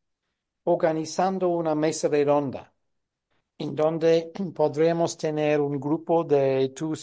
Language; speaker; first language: Spanish; non-native, fluent; English